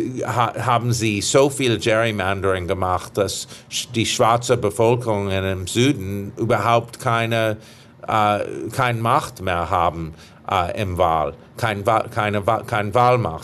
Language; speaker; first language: German; non-native, fluent; English